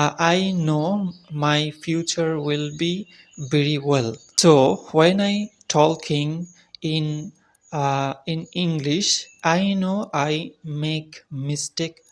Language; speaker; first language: English; non-native, learner; Bangla